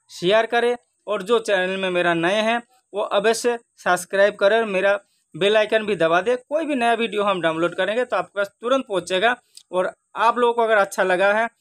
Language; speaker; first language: Hindi; non-native, local second language; Bangla